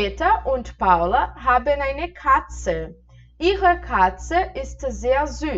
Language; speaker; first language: German; non-native, fluent; Portuguese